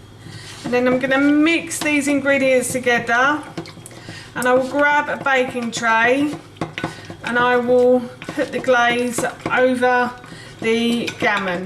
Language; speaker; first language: English; native; English